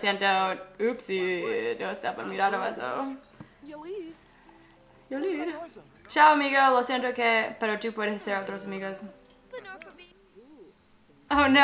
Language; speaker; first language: Spanish; non-native, learner; English